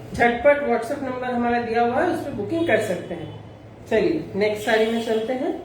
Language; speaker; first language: Hindi; non-native, local second language; Bangla